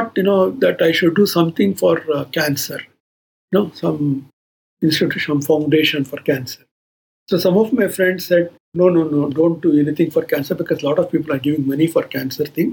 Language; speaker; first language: English; non-native, local second language; Kannada